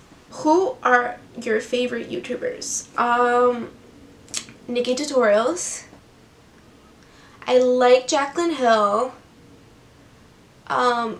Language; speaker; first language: English; early bilingual, other home language; Portuguese